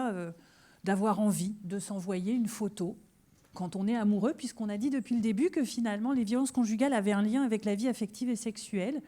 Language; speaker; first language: French; native; French